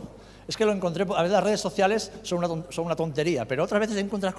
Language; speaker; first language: Spanish; native; Spanish